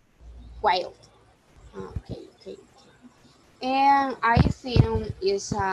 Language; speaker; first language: English; non-native, learner; Spanish